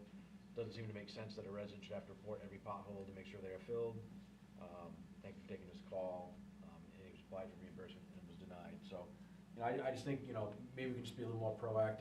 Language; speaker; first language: English; native; English